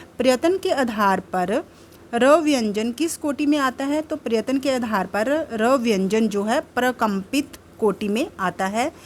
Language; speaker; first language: Hindi; native; Hindi